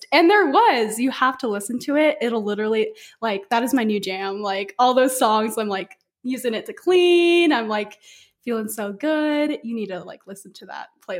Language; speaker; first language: English; native; English